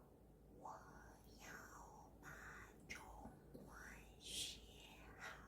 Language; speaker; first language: Chinese; non-native, fluent; Korean